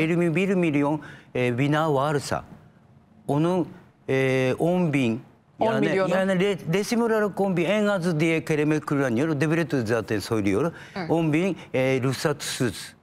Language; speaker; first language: Turkish; non-native, fluent; Japanese